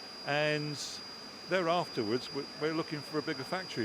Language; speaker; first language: English; native; English